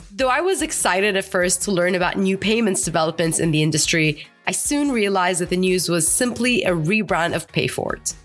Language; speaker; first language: English; non-native, fluent; Arabic